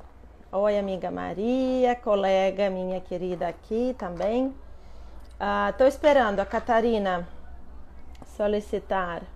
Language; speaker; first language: Portuguese; non-native, fluent; Russian